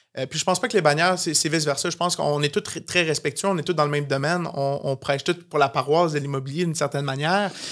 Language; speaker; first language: French; native; French